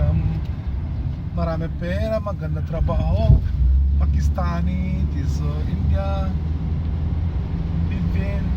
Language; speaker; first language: Filipino; non-native, learner; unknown